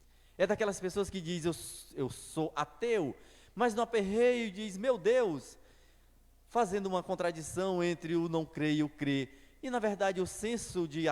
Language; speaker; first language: Portuguese; native; Portuguese